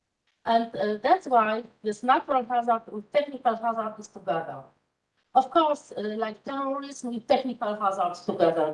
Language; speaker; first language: English; non-native, fluent; Polish